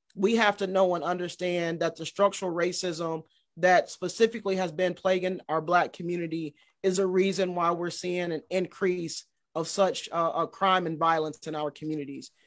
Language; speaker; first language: English; native; English